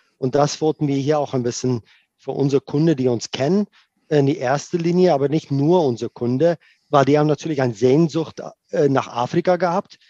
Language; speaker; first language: German; non-native, fluent; Afrikaans